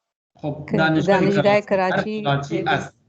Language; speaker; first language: Persian; non-native, fluent; Urdu